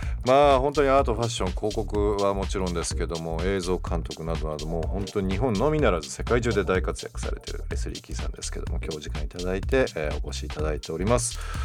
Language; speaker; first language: Japanese; native; Japanese